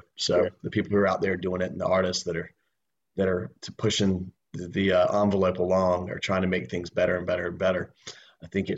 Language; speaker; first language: English; native; English